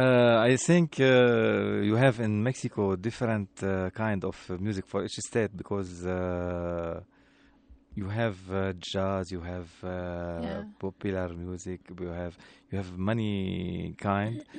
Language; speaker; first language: English; non-native, learner; Arabic